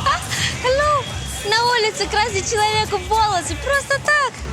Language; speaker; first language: Russian; native; Russian